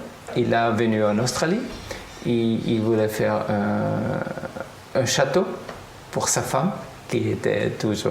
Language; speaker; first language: French; non-native, fluent; German